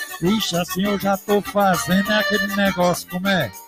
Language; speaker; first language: Portuguese; native; Portuguese